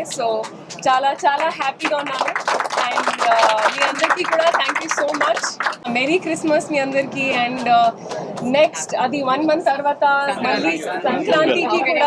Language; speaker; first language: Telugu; non-native, fluent; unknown